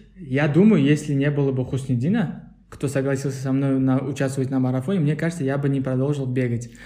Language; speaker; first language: Russian; non-native, local second language; Uzbek